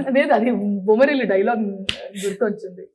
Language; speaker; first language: Telugu; non-native, learner; Kannada